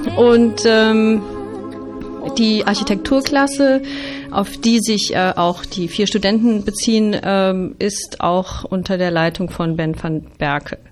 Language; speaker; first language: German; native; German